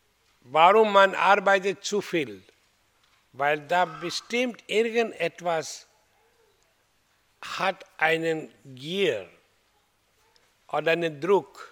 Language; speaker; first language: German; non-native, learner; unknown